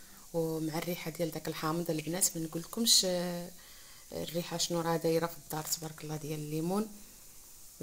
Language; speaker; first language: Arabic; native; Arabic